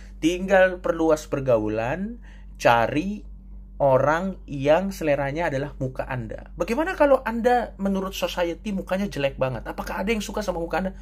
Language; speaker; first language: Indonesian; native; Indonesian